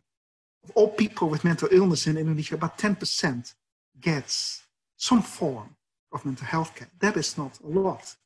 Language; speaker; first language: English; non-native, fluent; Dutch